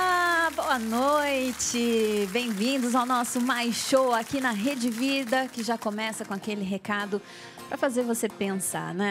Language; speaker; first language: Portuguese; native; Portuguese